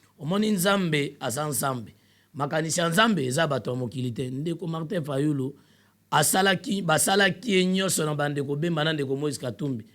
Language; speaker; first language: Lingala; native; Lingala